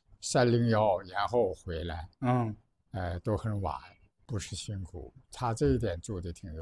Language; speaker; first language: Chinese; native; Chinese